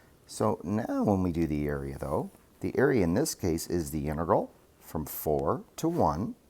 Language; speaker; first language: English; native; English